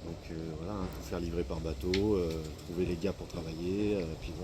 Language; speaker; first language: French; native; French